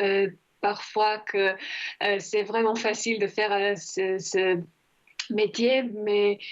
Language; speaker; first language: French; non-native, fluent; Croatian